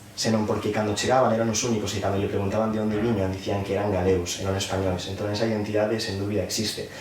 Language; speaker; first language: Galician; native; Galician